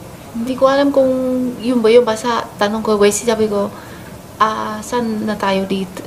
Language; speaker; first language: Filipino; non-native, learner; Chinese